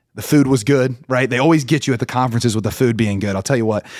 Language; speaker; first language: English; native; English